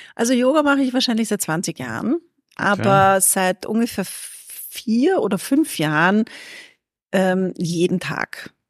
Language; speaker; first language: German; native; German